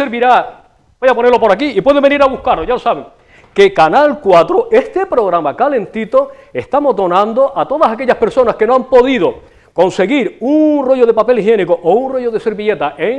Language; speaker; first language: Spanish; native; Spanish